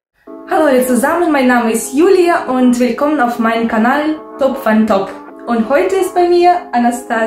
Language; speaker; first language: German; non-native, fluent; Russian